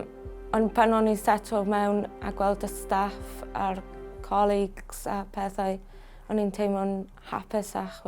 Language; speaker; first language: Welsh; non-native, local second language; English